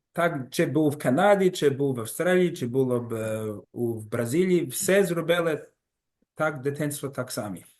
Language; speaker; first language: Ukrainian; early bilingual, heritage; Ukrainian